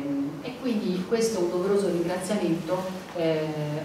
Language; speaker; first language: Italian; native; Italian